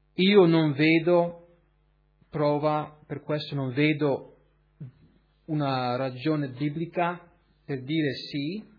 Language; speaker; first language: Italian; early bilingual, other home language; English